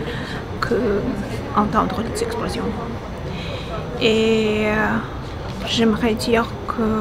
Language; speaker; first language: French; non-native, fluent; Russian